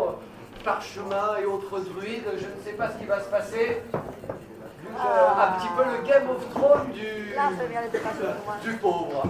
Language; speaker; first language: French; native; French